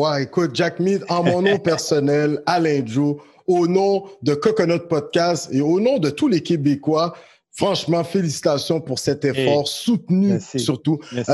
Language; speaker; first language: French; native; French